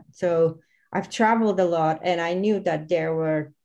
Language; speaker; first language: English; non-native, fluent; Bulgarian